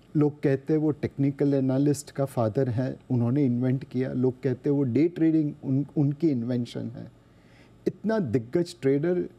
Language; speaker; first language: Hindi; non-native, local second language; Gujarati